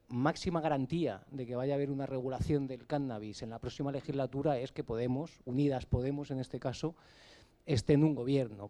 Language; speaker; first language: Spanish; native; Spanish